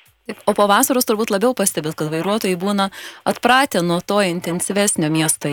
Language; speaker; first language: Lithuanian; native; Lithuanian